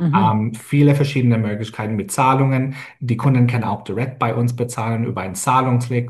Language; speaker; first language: German; non-native, fluent; English